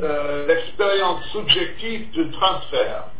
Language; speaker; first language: French; non-native, fluent; English